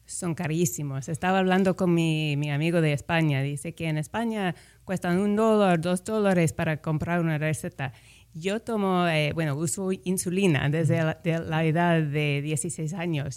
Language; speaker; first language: Spanish; non-native, fluent; English